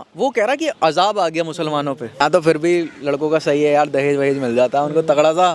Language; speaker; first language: Hindi; native; Hindi